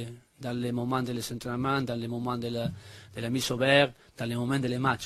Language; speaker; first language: French; non-native, learner; Spanish